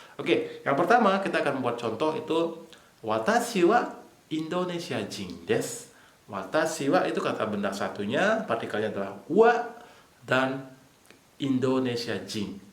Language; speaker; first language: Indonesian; native; Indonesian